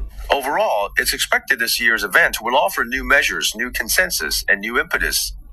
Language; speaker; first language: English; non-native, fluent; Chinese